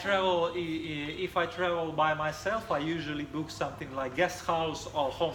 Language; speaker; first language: English; non-native, fluent; Russian